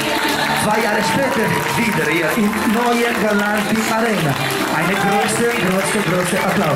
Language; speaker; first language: German; non-native, learner; Italian